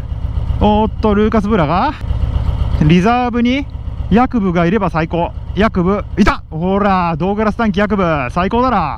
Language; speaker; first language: Japanese; native; Japanese